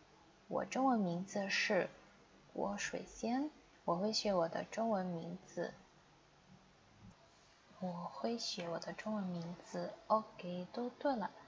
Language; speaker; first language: Chinese; non-native, fluent; Indonesian